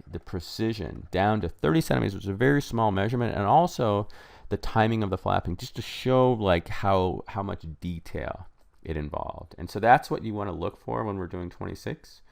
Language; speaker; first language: English; native; English